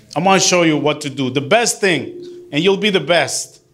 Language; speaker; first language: English; early bilingual, other home language; Spanish